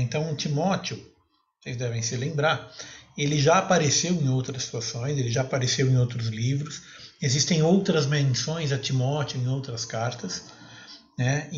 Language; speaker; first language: Portuguese; native; Portuguese